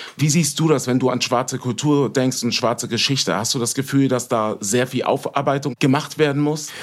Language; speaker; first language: German; native; German